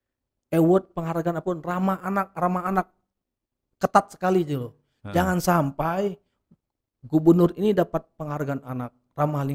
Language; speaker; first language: Indonesian; native; Indonesian